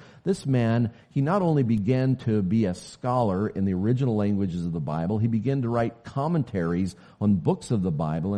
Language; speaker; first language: English; native; English